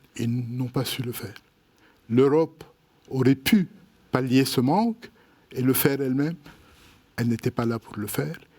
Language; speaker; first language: French; non-native, local second language; Arabic